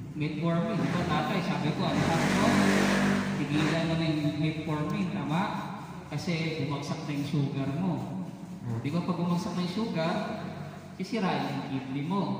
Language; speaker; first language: Filipino; non-native, local second language; Cebuano